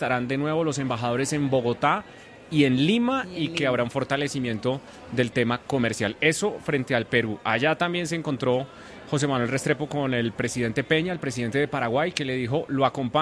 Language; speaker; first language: Spanish; native; Spanish